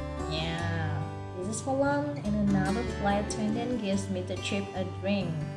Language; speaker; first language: English; non-native, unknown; Vietnamese